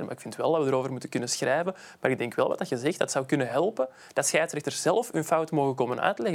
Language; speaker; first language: Dutch; native; Dutch